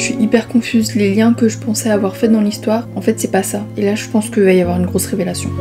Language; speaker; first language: French; early bilingual, other home language; Vietnamese